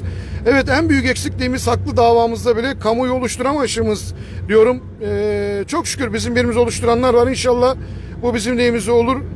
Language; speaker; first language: Turkish; native; Turkish